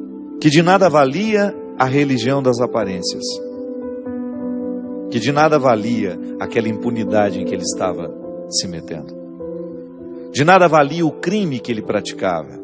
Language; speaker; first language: Portuguese; native; Portuguese